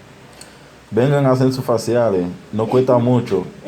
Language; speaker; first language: Spanish; non-native, fluent; Haitian Creole